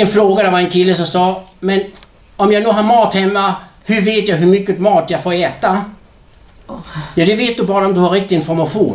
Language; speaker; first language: Swedish; non-native, fluent; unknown